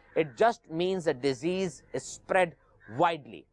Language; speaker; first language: English; non-native, local second language; Urdu